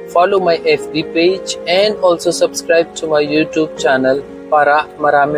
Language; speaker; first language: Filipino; non-native, learner; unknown